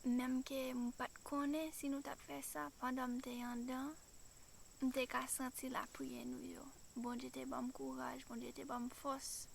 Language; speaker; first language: Haitian Creole; non-native, fluent; English